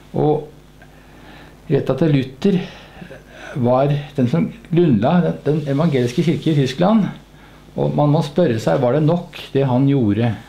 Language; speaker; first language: Norwegian; native; Norwegian